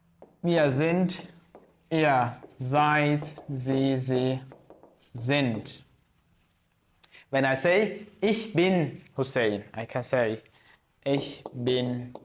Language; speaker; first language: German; non-native, fluent; Azerbaijani